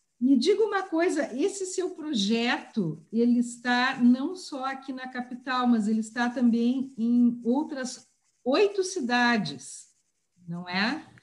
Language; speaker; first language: Portuguese; native; Portuguese